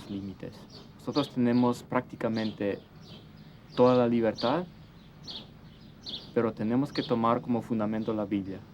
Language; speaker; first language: Spanish; early bilingual, heritage; Plautdietsch